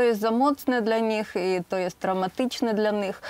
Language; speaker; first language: Polish; non-native, learner; Ukrainian